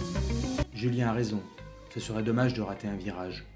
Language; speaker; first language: French; native; French